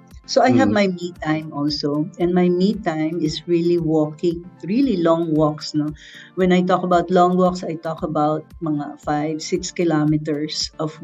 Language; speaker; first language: English; non-native, local second language; Filipino